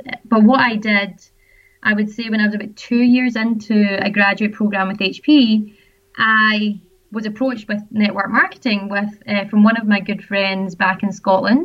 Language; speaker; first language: English; native; English